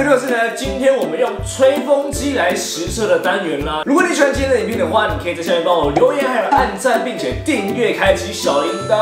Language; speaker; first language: Chinese; native; Chinese